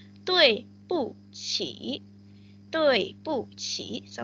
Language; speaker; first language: Chinese; non-native, fluent; Malay